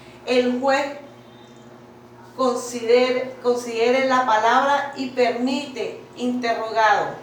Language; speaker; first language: Spanish; native; Spanish